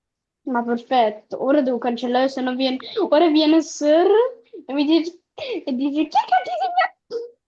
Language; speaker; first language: Italian; early bilingual, other home language; Bangla